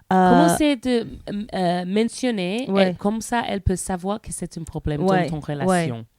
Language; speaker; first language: French; non-native, learner; English